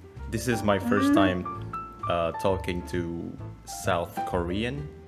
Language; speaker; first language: English; non-native, fluent; Indonesian